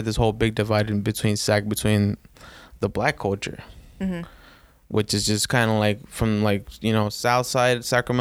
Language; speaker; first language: English; early bilingual, other home language; Spanish